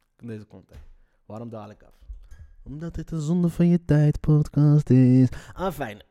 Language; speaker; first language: Dutch; early bilingual, other home language; Riffian